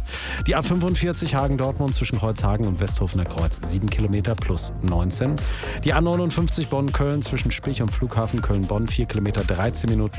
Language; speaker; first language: German; native; German